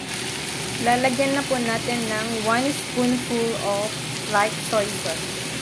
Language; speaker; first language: Filipino; native; Filipino